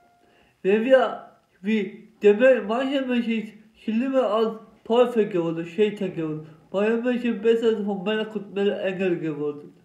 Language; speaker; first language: German; non-native, learner; Turkish